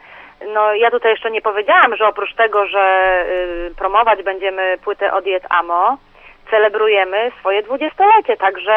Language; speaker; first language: Polish; native; Polish